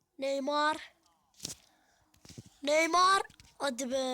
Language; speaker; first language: Turkish; native; Turkish